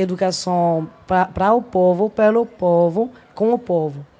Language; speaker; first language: Portuguese; non-native, fluent; French